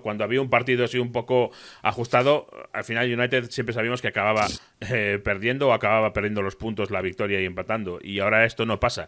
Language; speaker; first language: Spanish; native; Spanish